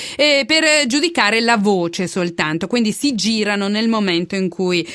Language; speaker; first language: Italian; native; Italian